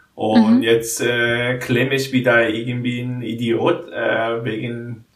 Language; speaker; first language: German; non-native, learner; Korean